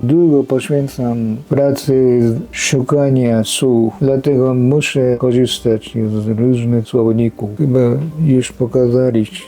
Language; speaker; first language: Polish; non-native, fluent; Japanese